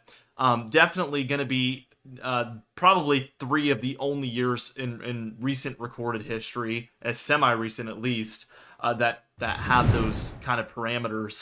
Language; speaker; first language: English; native; English